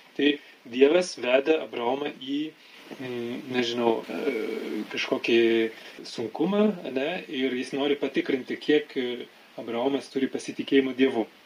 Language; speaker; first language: Lithuanian; non-native, fluent; French